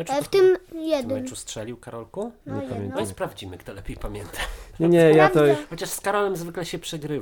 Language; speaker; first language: Polish; native; Polish